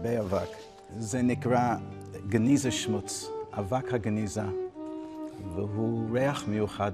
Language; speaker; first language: Hebrew; non-native, fluent; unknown